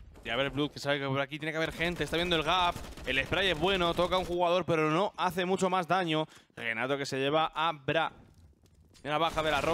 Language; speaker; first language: Spanish; native; Spanish